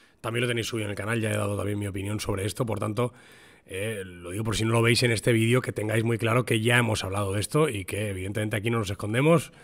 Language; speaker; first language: Spanish; native; Spanish